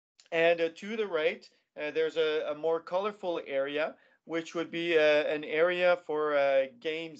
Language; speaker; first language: English; non-native, local second language; French